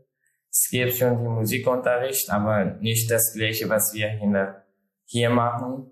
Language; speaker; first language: German; non-native, learner; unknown